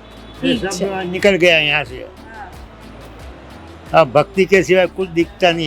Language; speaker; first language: Hindi; non-native, local second language; Gujarati